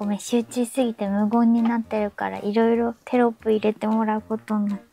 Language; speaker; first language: Japanese; native; Japanese